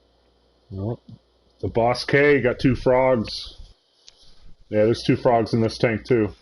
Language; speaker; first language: English; native; English